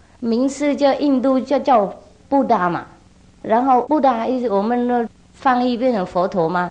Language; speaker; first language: Chinese; non-native, fluent; Vietnamese